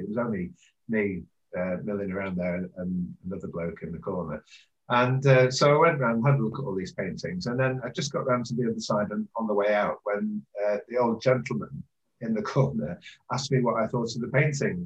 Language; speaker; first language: English; native; English